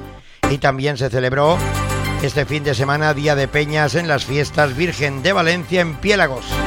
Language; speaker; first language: Spanish; native; Spanish